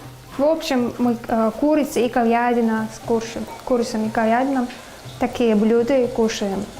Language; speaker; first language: Russian; non-native, learner; Turkmen